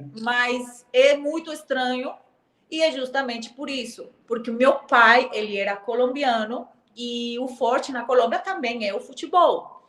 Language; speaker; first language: Portuguese; non-native, fluent; Spanish